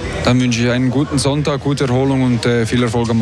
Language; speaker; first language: German; native; German